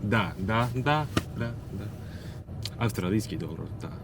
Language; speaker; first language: Russian; non-native, learner; English